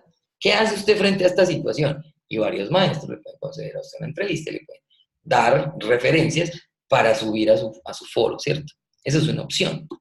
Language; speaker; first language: Spanish; native; Spanish